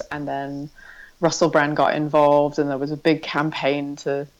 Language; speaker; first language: English; native; English